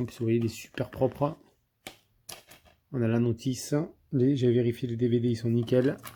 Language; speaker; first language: French; native; French